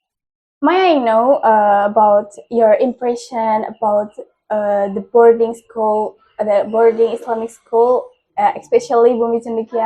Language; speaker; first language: English; non-native, local second language; Indonesian